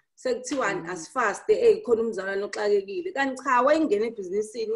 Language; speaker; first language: English; non-native, local second language; Zulu